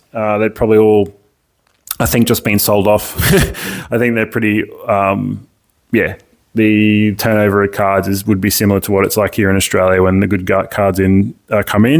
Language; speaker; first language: English; native; English